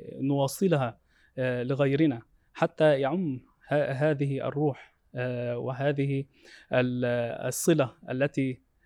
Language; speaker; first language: Arabic; native; Arabic